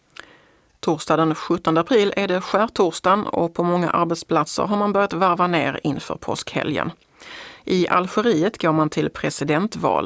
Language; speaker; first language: Swedish; native; Swedish